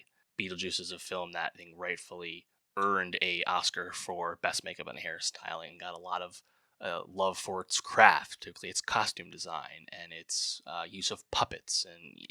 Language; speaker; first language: English; native; English